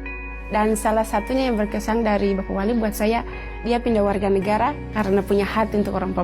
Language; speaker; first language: Indonesian; non-native, local second language; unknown